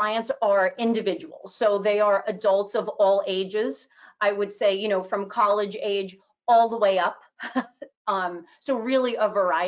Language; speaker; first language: English; native; English